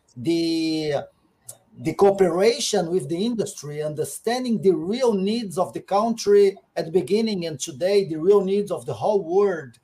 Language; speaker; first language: English; non-native, fluent; Portuguese